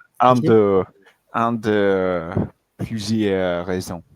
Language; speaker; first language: French; non-native, fluent; English